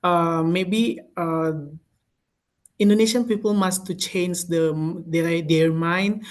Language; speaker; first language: English; non-native, learner; Indonesian